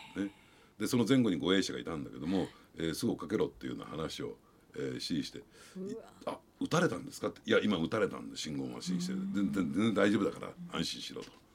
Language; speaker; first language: Japanese; native; Japanese